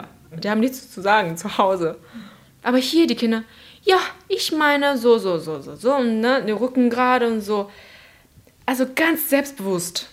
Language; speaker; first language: German; non-native, fluent; Chinese